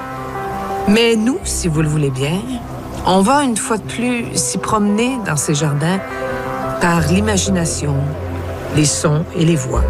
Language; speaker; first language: French; native; French